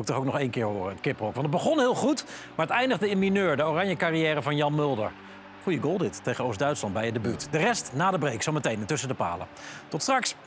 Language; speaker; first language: Dutch; native; Dutch